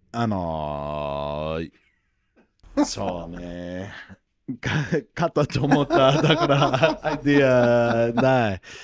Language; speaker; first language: Japanese; non-native, learner; English